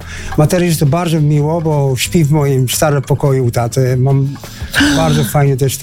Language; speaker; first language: Polish; non-native, learner; Dutch